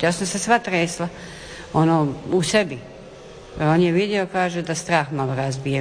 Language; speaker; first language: Serbian; native; Serbian